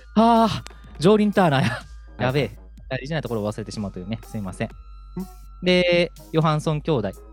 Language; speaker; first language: Japanese; native; Japanese